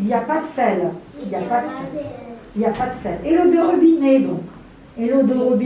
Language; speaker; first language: French; non-native, local second language; Arabic